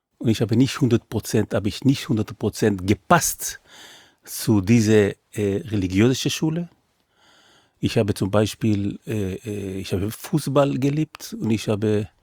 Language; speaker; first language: German; non-native, fluent; Hebrew